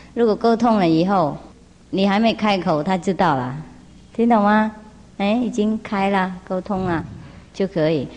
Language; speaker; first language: Chinese; non-native, fluent; Vietnamese